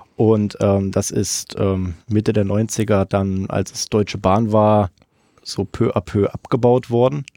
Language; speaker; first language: German; native; German